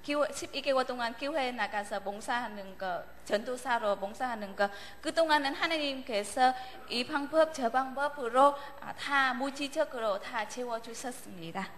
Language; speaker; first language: Korean; non-native, learner; Vietnamese